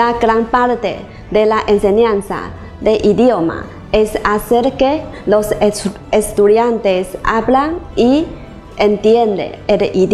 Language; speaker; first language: Spanish; non-native, fluent; Chinese